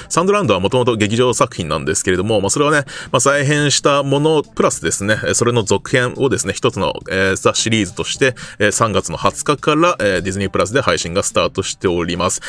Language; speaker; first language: Japanese; native; Japanese